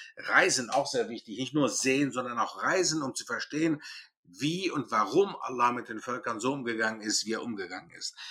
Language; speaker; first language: German; early bilingual, other home language; Greek